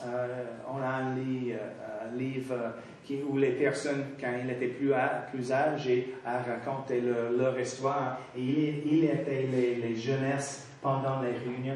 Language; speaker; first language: French; non-native, fluent; English